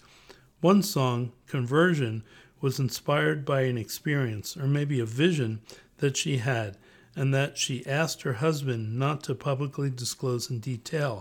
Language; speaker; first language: English; native; English